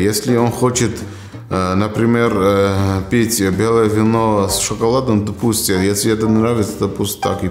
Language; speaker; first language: Russian; non-native, learner; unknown